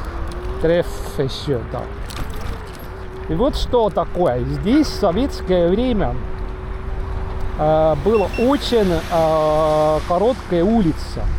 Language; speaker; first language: Russian; non-native, local second language; Estonian